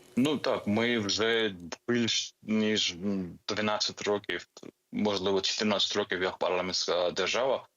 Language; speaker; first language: Ukrainian; non-native, fluent; Georgian